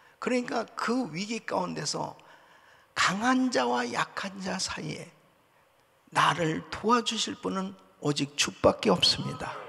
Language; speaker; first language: Korean; native; Korean